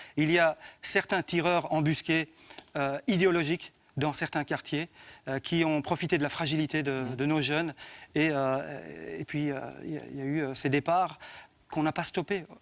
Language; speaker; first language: French; early bilingual, other home language; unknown